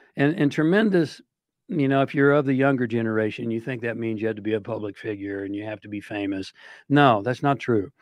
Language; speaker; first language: English; native; English